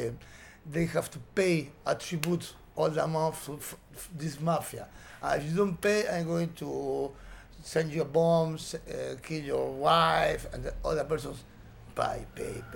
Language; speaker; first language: English; non-native, learner; Spanish